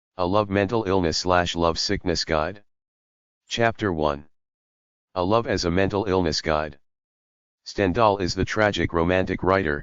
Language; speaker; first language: English; native; English